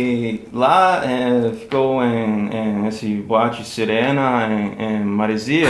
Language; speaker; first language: Portuguese; non-native, fluent; English